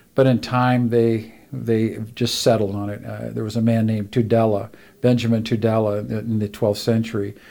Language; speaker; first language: English; native; English